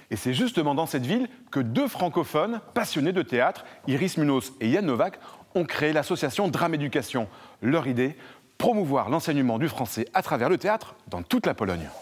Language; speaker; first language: French; native; French